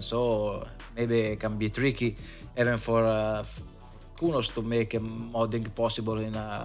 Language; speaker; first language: English; non-native, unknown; Italian